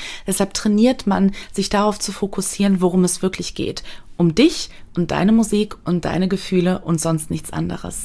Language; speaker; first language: German; native; German